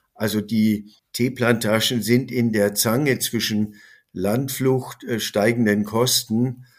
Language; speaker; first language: German; native; German